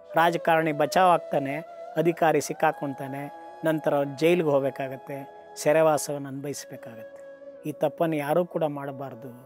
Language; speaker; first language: Kannada; native; Kannada